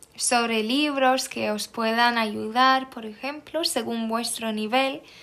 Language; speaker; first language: Spanish; non-native, fluent; Swedish